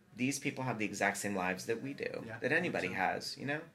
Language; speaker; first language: English; native; English